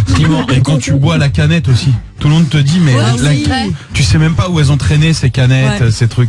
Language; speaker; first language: French; native; French